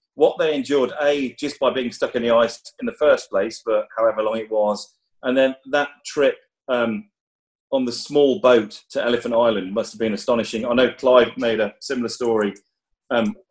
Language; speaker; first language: English; native; English